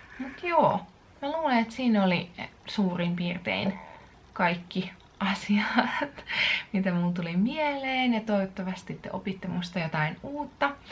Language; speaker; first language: Finnish; early bilingual, other home language; Chinese